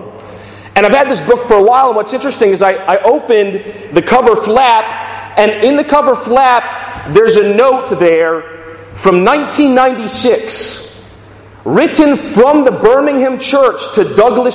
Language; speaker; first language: English; native; English